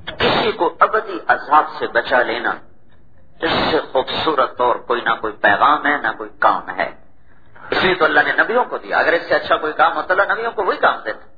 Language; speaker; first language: Urdu; non-native, local second language; Punjabi